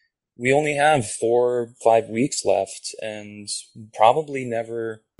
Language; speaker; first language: English; non-native, fluent; Japanese